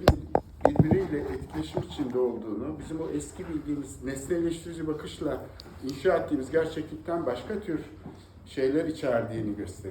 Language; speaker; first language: Turkish; native; Turkish